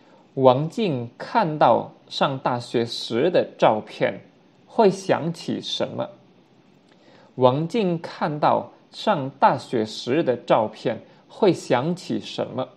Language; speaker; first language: Chinese; non-native, fluent; Indonesian